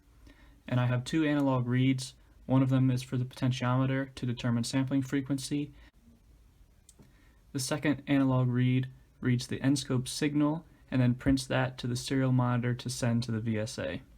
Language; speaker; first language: English; native; English